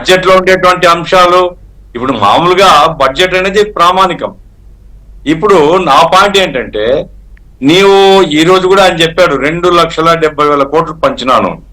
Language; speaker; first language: Telugu; native; Telugu